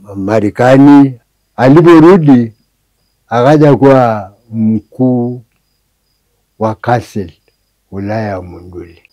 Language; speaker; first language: Swahili; non-native, local second language; Masai